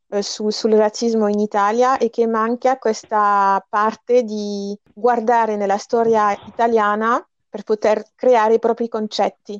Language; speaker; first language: Italian; non-native, fluent; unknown